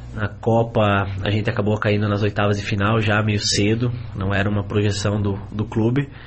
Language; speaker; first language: Portuguese; native; Portuguese